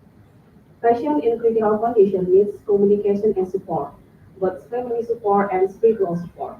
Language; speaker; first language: English; non-native, learner; Indonesian